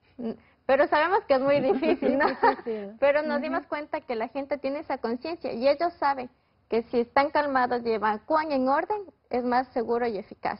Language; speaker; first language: Spanish; native; Spanish